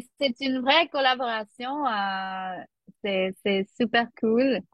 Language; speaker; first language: French; non-native, learner; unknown